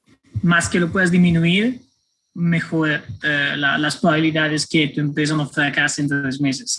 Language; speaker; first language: Spanish; non-native, fluent; Italian